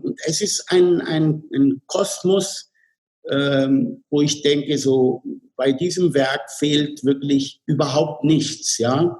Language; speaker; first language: German; non-native, fluent; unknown